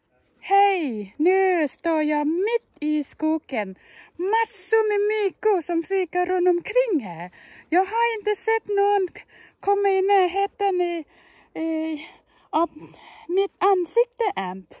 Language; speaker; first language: Swedish; non-native, fluent; Thai